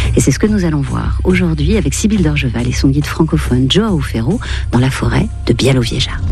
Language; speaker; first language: French; native; French